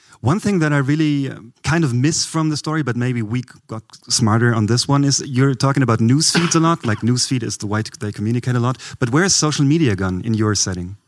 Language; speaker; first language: English; non-native, fluent; German